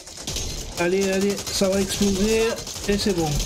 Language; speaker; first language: French; native; French